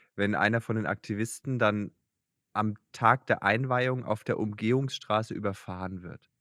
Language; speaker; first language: German; native; German